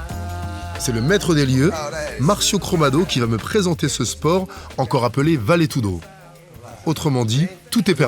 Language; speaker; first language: French; native; French